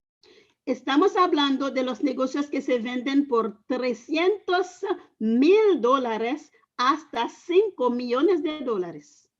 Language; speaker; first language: Spanish; non-native, fluent; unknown